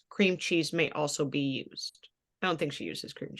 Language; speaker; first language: English; native; English